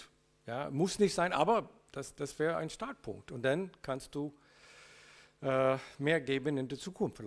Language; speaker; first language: German; non-native, learner; English